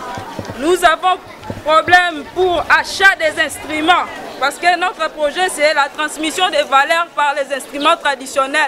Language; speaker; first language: French; non-native, local second language; Lingala